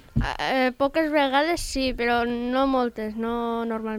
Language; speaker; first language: Catalan; non-native, local second language; Spanish